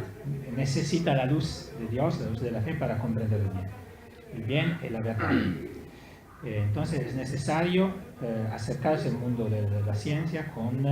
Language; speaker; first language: Spanish; non-native, fluent; Italian